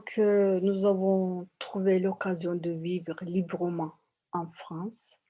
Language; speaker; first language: French; non-native, learner; Turkish